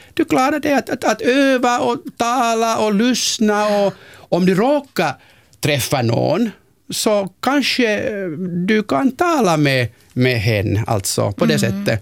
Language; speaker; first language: Swedish; non-native, local second language; Finnish